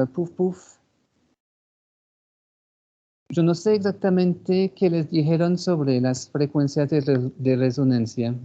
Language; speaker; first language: Spanish; non-native, fluent; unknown